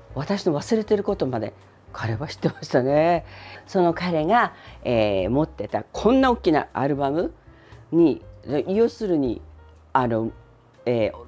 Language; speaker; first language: Japanese; non-native, fluent; Chinese